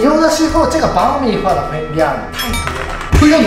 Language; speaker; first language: Chinese; non-native, learner; Japanese